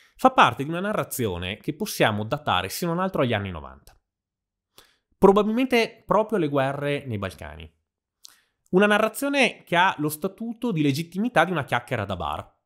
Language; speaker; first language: Italian; native; Italian